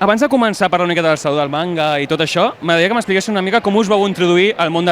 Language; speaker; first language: Catalan; native; Catalan